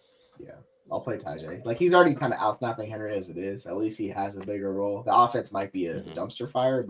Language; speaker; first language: English; native; English